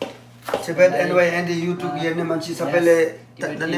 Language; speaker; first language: Nepali; non-native, learner; Tibetan